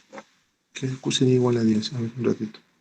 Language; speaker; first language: Spanish; native; Spanish